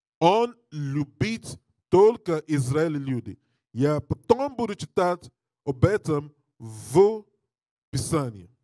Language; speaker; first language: Russian; non-native, learner; English